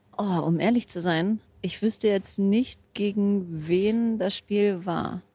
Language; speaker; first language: German; early bilingual, other home language; Portuguese